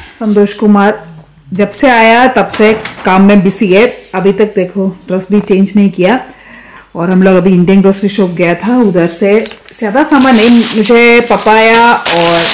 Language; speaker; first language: Hindi; non-native, local second language; Malayalam